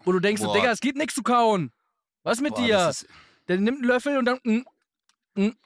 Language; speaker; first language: German; native; German